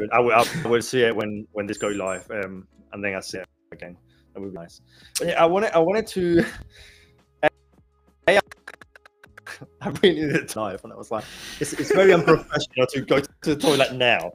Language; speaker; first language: English; non-native, fluent; Spanish